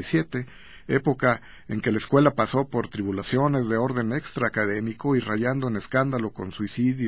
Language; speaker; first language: Spanish; native; Spanish